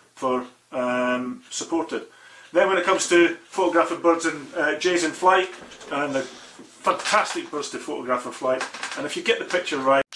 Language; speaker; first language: English; native; English